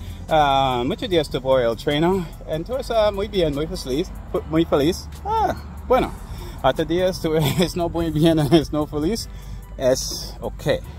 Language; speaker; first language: Spanish; non-native, learner; English